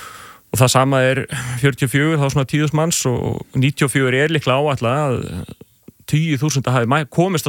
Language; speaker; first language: Icelandic; native; Icelandic